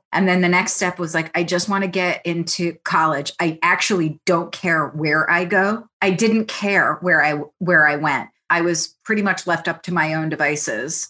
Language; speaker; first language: English; early bilingual, other home language; Italian